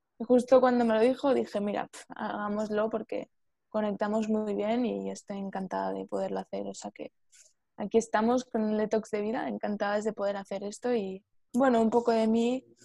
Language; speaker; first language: Spanish; native; Spanish